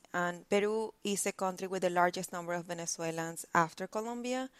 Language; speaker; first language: English; non-native, fluent; Spanish